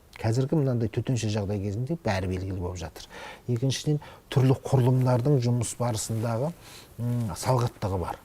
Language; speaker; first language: Kazakh; native; Kazakh